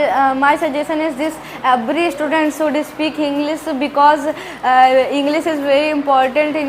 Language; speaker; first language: English; non-native, learner; Hindi